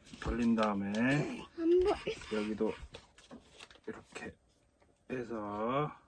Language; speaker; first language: Korean; native; Korean